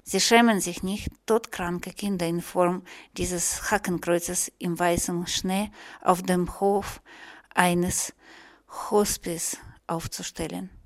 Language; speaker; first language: German; non-native, fluent; Russian